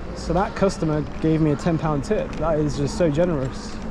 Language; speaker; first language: English; native; English